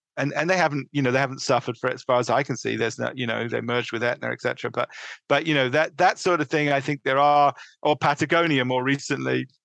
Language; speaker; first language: English; native; English